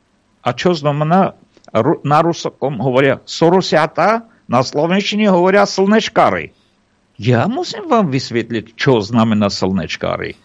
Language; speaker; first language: Slovak; non-native, fluent; Armenian